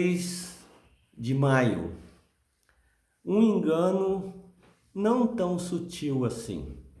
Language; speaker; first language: Portuguese; native; Portuguese